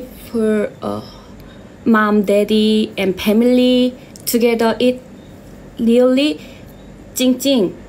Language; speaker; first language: English; non-native, learner; Korean